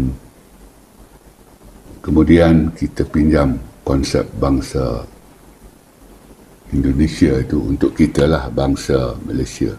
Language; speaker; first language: Malay; native; Malay